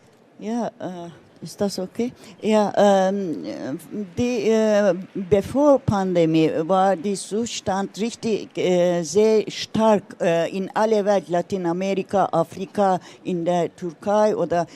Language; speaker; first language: German; non-native, learner; Turkish